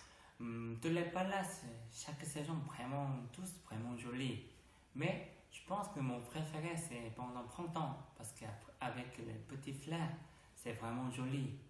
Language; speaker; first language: French; non-native, learner; Korean